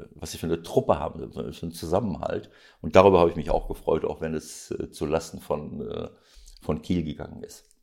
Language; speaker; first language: German; native; German